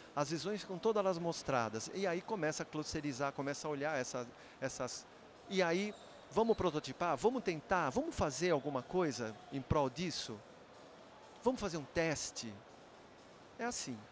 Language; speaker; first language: Portuguese; native; Portuguese